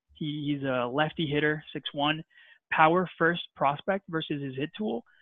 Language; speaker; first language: English; non-native, fluent; Spanish